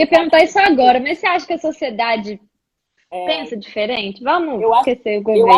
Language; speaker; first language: Portuguese; native; Portuguese